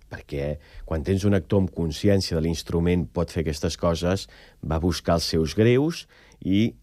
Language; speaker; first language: Catalan; native; Catalan